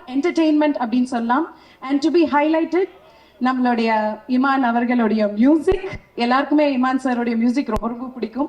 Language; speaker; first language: Tamil; native; Tamil